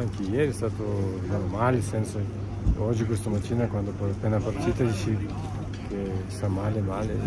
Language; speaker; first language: Italian; non-native, learner; Russian